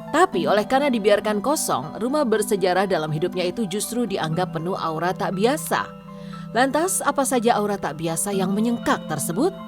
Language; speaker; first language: Indonesian; native; Indonesian